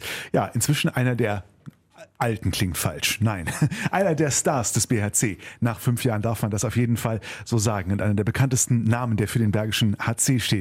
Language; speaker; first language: German; native; German